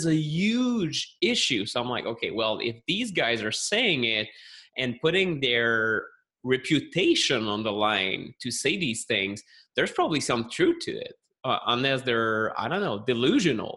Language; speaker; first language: English; non-native, fluent; French